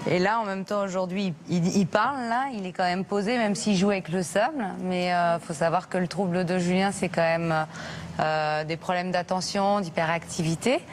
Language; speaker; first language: French; native; French